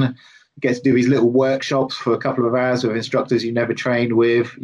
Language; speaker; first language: English; native; English